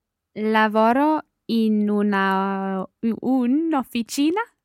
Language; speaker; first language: Italian; non-native, learner; English